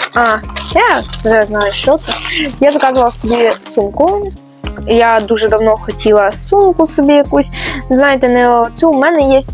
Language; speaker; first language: Ukrainian; non-native, local second language; Russian